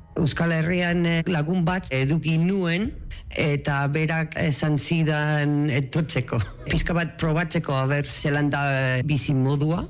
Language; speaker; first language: Basque; non-native, local second language; Spanish